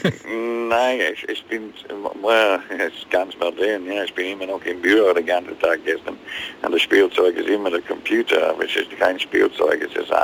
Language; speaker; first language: German; non-native, learner; English